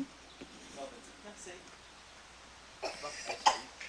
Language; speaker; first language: French; native; French